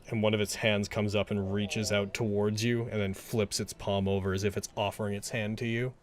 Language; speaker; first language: English; native; English